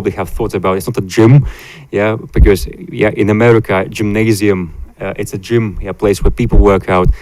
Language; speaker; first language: English; non-native, fluent; Latvian